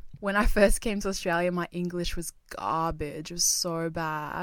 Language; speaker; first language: English; non-native, fluent; Japanese